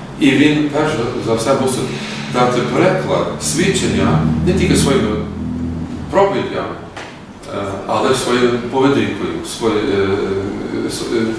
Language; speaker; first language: Ukrainian; early bilingual, heritage; Ukrainian